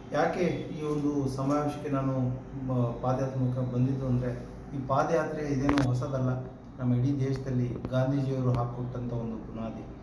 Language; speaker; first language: Kannada; native; Kannada